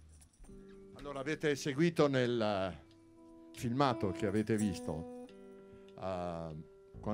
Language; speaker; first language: Italian; native; Italian